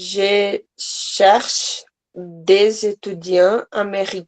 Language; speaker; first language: French; non-native, learner; Portuguese